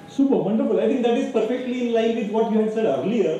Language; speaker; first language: English; non-native, local second language; Marathi